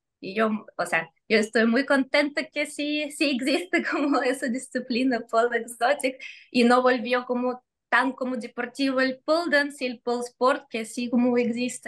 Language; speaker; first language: Spanish; non-native, fluent; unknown